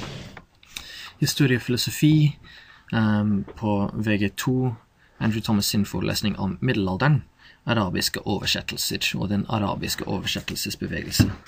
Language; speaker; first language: Norwegian; non-native, fluent; English